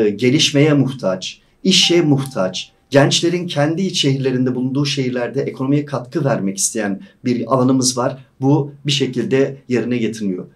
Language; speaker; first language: Turkish; native; Turkish